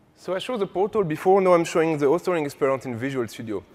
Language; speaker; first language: English; non-native, fluent; French